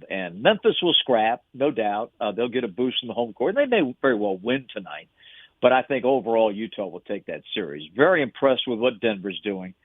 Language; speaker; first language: English; native; English